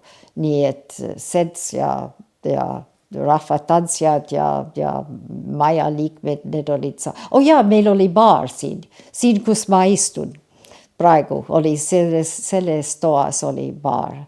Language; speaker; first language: Estonian; early bilingual, heritage; Estonian